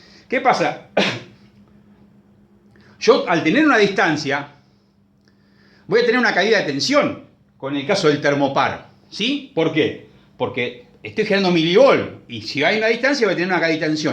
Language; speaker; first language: Spanish; native; Spanish